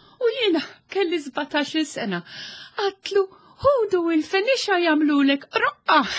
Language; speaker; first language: Maltese; non-native, local second language; English